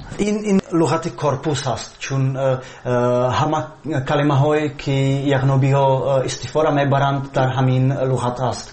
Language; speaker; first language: Persian; non-native, fluent; Czech